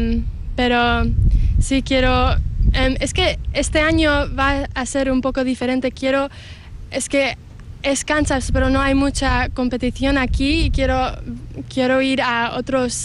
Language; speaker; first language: Spanish; early bilingual, heritage; English